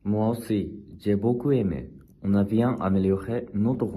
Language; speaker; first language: French; non-native, learner; Japanese